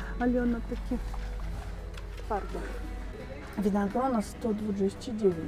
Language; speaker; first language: Polish; non-native, learner; Russian